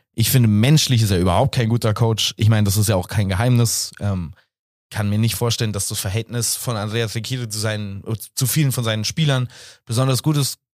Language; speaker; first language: German; native; German